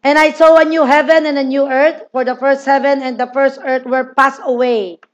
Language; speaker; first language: English; non-native, local second language; Filipino